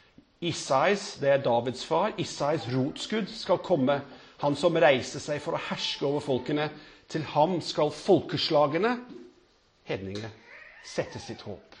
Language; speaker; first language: Norwegian; non-native, fluent; English